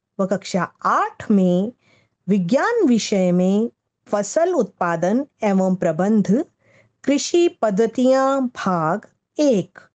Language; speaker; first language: Hindi; native; Hindi